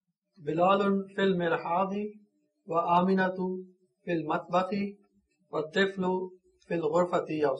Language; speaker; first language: Arabic; non-native, learner; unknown